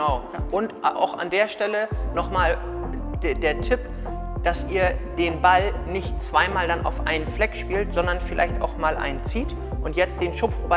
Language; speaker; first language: German; native; German